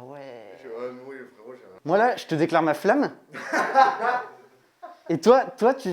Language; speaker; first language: French; native; French